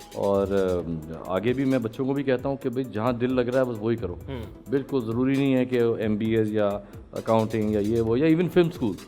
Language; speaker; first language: Urdu; native; Urdu